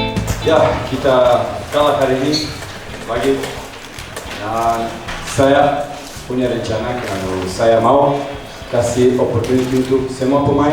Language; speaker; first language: Indonesian; non-native, learner; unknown